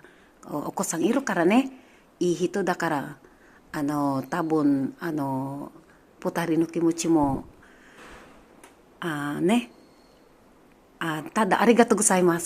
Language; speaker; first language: Japanese; non-native, learner; Filipino